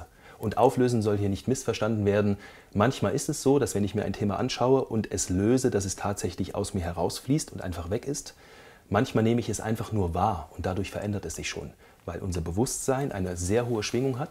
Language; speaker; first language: German; native; German